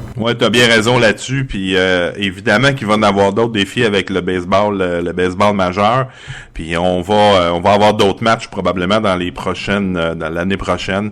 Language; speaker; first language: French; native; French